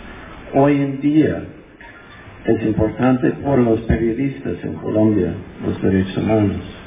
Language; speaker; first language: Spanish; non-native, fluent; English